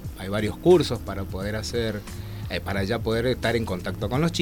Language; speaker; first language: Spanish; native; Spanish